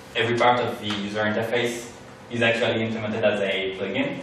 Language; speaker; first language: English; non-native, fluent; French